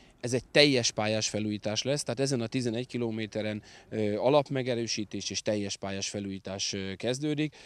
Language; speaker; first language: Hungarian; native; Hungarian